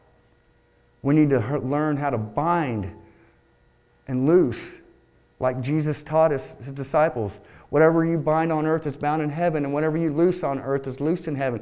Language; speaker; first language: English; native; English